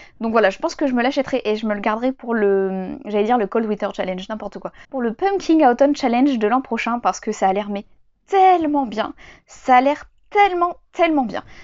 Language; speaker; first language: French; native; French